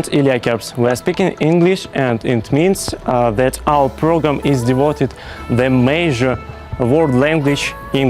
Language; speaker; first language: English; non-native, learner; Russian